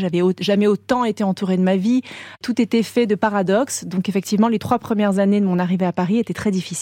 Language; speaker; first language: French; native; French